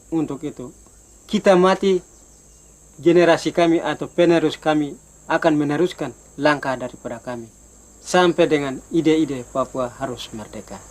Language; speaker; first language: Indonesian; non-native, local second language; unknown